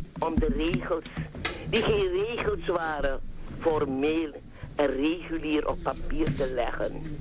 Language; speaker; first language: Dutch; native; Dutch